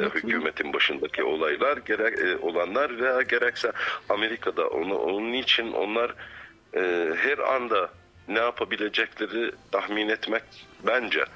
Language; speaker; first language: Turkish; non-native, fluent; Arabic